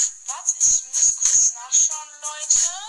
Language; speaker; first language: German; native; German